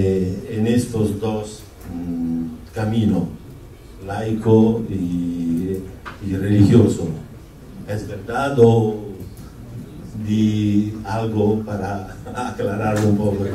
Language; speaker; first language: Spanish; non-native, fluent; Italian